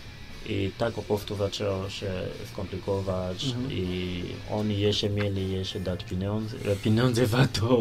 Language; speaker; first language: Polish; non-native, learner; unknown